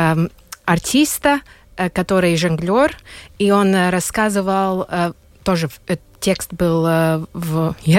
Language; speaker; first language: Russian; non-native, local second language; Latvian